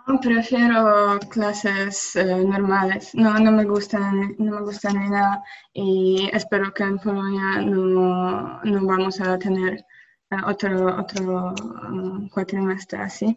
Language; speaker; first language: Spanish; non-native, learner; Polish